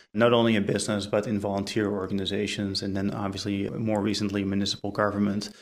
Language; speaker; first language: English; non-native, fluent; Dutch